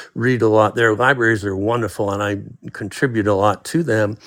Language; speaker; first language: English; native; English